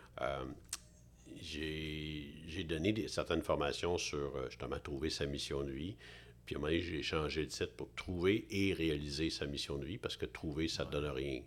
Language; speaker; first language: French; native; French